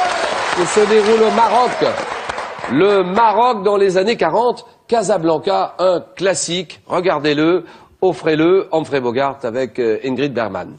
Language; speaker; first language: French; native; French